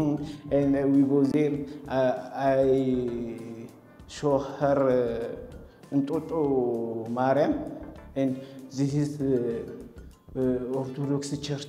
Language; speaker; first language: English; non-native, learner; Amharic